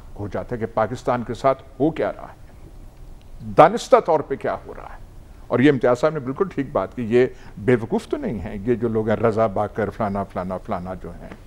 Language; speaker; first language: Urdu; non-native, local second language; Punjabi